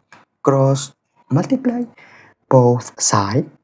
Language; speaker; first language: English; non-native, fluent; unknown